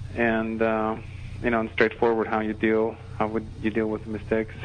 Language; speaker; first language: English; non-native, fluent; Norwegian